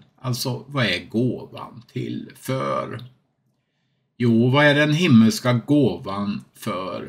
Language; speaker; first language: Swedish; native; Swedish